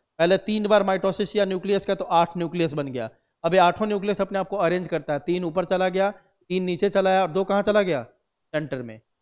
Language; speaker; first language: Hindi; native; Hindi